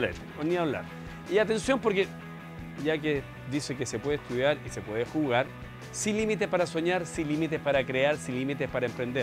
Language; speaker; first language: Spanish; native; Spanish